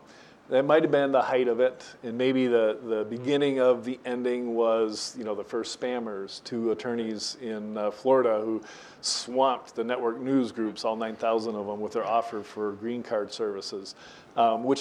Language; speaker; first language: English; native; English